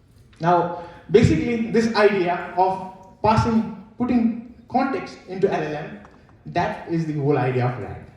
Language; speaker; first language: English; non-native, local second language; Nepali